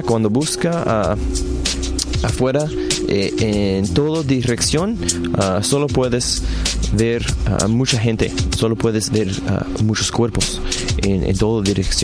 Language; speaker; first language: Spanish; non-native, learner; English